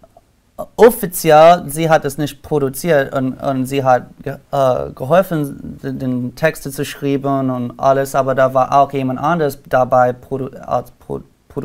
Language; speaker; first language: German; non-native, learner; English